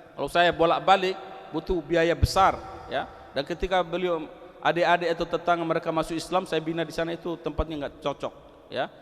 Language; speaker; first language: Indonesian; non-native, local second language; Tetum